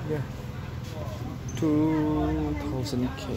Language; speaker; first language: English; non-native, learner; Indonesian